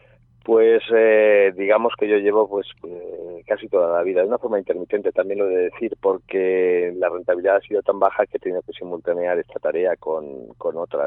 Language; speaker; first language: Spanish; native; Spanish